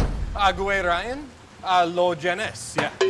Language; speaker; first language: Indonesian; non-native, learner; English